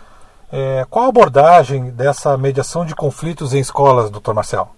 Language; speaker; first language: Portuguese; native; Portuguese